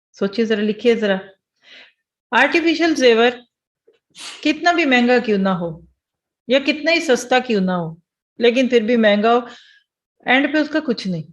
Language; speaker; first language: Urdu; early bilingual, heritage; Urdu